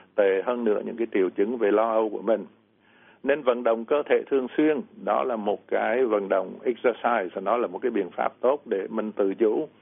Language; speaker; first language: Vietnamese; native; Vietnamese